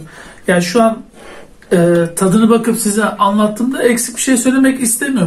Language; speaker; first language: Turkish; native; Turkish